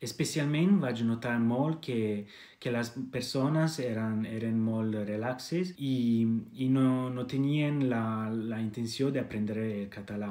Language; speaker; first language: Catalan; non-native, learner; Italian